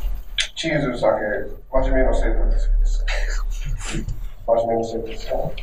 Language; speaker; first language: Japanese; non-native, learner; English